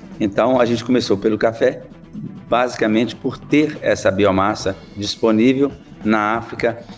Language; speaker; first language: Portuguese; native; Portuguese